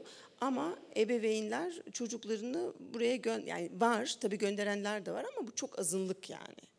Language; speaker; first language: Turkish; early bilingual, heritage; Turkish